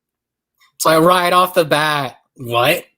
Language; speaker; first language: English; native; English